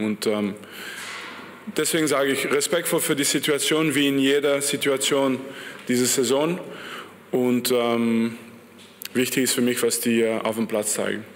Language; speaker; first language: German; non-native, fluent; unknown